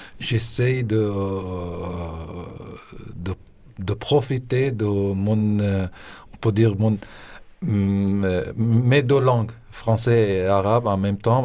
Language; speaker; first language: French; non-native, fluent; Arabic